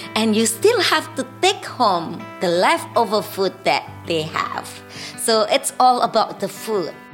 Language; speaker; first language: English; non-native, fluent; Indonesian